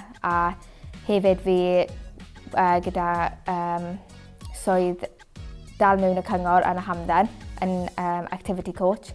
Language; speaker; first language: Welsh; native; Welsh